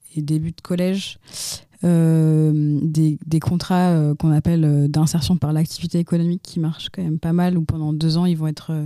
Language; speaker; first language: French; native; French